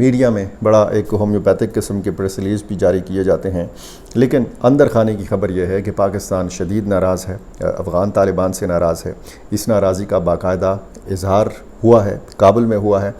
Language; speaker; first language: Urdu; native; Urdu